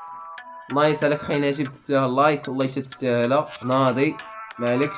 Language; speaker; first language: Arabic; native; Arabic